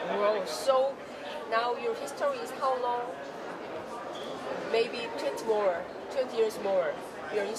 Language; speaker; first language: English; non-native, learner; Korean